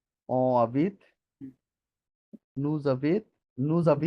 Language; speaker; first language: French; non-native, learner; Bangla